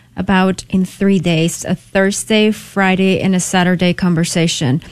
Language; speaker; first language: English; non-native, fluent; Spanish